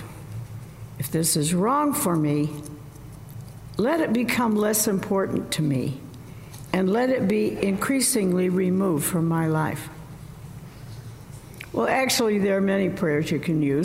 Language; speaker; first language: English; native; English